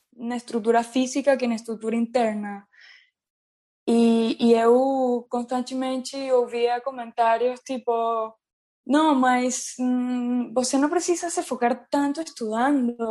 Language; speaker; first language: Portuguese; non-native, learner; Spanish